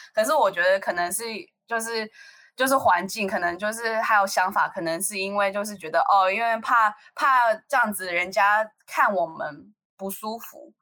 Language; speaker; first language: Chinese; native; Chinese